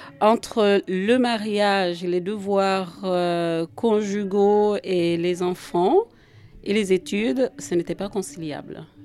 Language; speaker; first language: French; non-native, local second language; Jola-Fonyi